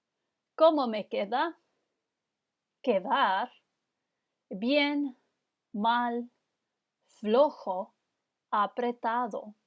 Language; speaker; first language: Spanish; non-native, fluent; English